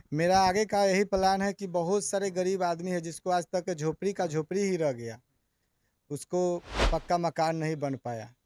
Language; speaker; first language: Hindi; native; Hindi